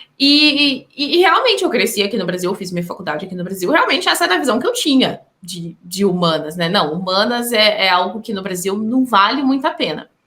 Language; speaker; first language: Portuguese; native; Portuguese